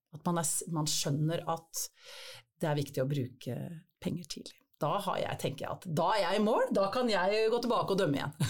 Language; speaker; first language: Norwegian; native; Norwegian